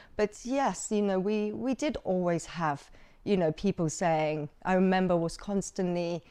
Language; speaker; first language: English; early bilingual, other home language; Cantonese